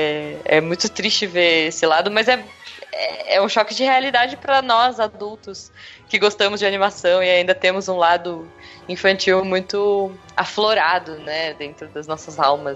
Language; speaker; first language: Portuguese; native; Portuguese